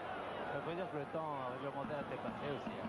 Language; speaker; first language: French; native; French